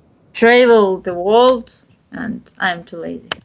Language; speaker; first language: English; non-native, learner; Bashkir